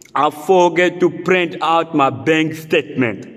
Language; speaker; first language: English; non-native, fluent; French